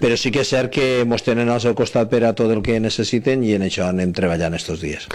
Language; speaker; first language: Catalan; native; Catalan